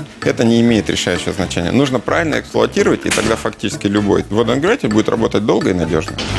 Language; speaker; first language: Russian; native; Russian